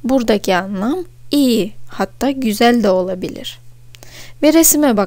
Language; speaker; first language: Turkish; non-native, fluent; Russian